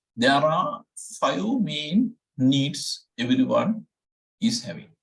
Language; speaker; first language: English; non-native, local second language; Sinhala